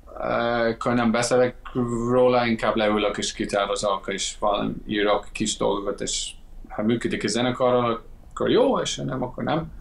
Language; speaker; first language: Hungarian; non-native, fluent; English